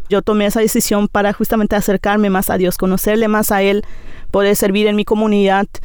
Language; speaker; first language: Spanish; non-native, local second language; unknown